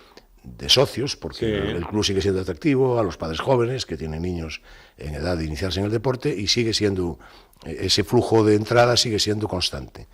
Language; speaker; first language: Spanish; native; Spanish